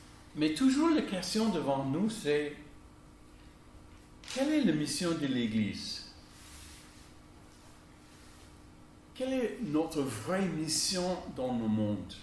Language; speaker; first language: French; non-native, fluent; English